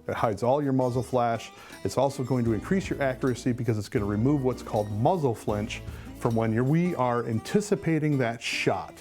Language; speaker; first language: English; native; English